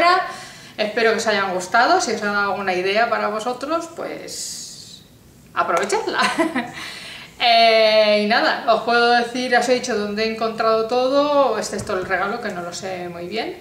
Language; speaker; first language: Spanish; native; Spanish